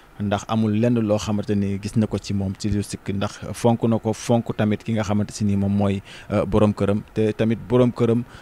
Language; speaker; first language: Wolof; native; Wolof